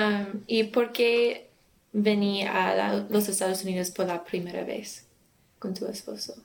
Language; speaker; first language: Spanish; non-native, learner; English